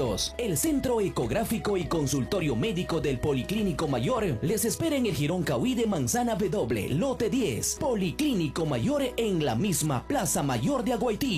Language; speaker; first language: Spanish; native; Spanish